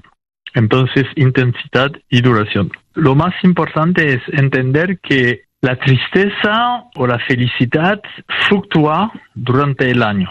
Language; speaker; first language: Spanish; non-native, fluent; French